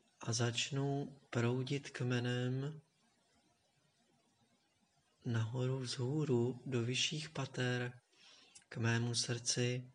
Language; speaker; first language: Czech; native; Czech